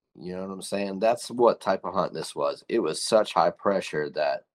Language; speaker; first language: English; native; English